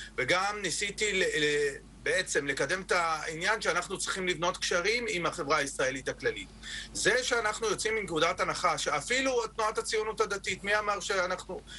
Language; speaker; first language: Hebrew; non-native, local second language; Arabic